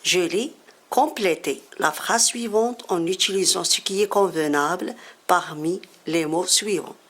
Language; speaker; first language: French; non-native, local second language; Arabic